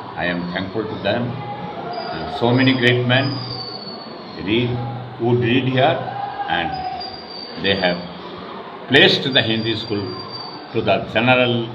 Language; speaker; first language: English; non-native, local second language; Bangla